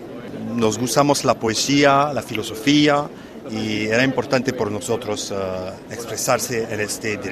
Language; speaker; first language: Spanish; non-native, fluent; French